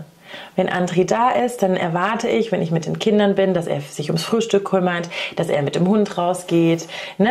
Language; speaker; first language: German; native; German